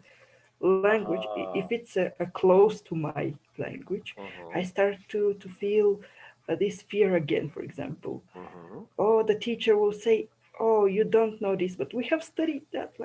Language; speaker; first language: English; non-native, learner; Bulgarian